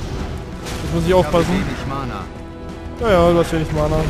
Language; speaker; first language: German; native; German